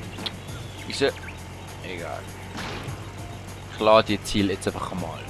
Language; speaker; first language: German; native; German